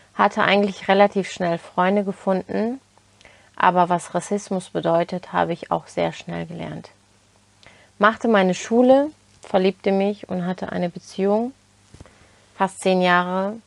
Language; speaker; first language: German; early bilingual, other home language; Turkish